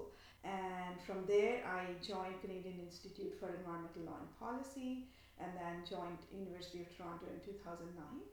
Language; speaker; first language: English; non-native, local second language; Bangla